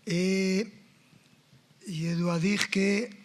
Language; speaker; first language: French; non-native, fluent; Spanish